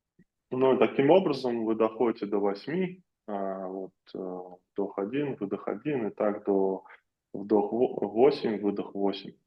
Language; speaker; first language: Russian; native; Russian